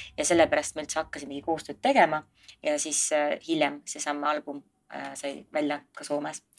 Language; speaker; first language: Estonian; native; Estonian